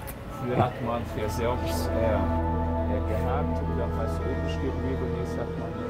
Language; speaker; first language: German; non-native, fluent; Portuguese